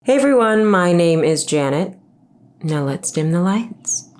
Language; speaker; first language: English; native; English